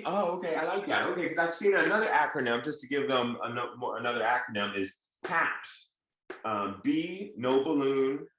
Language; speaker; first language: English; native; English